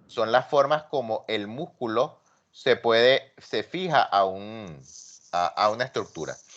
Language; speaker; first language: Spanish; native; Spanish